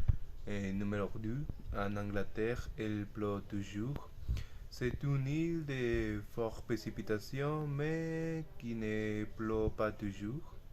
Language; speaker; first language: French; non-native, learner; Spanish